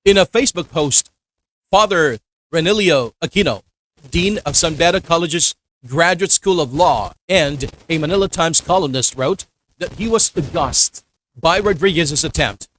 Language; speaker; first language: English; non-native, local second language; Filipino